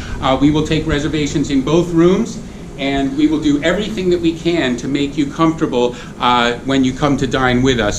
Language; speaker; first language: English; native; English